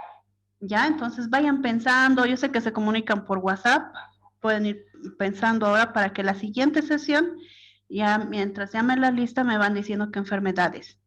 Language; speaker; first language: Spanish; native; Spanish